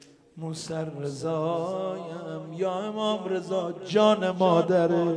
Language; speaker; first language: Persian; native; Persian